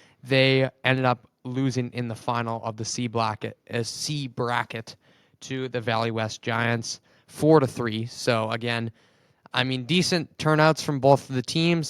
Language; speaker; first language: English; native; English